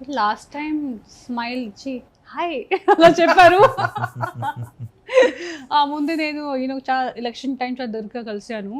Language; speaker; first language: Telugu; non-native, fluent; Hindi